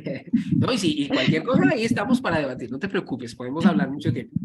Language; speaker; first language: Spanish; native; Spanish